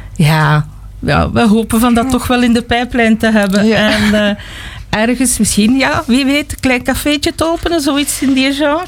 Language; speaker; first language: Dutch; native; Dutch